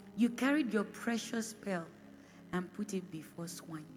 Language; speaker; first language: English; non-native, local second language; Bini